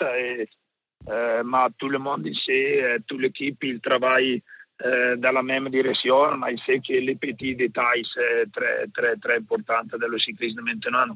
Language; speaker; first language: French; non-native, learner; Italian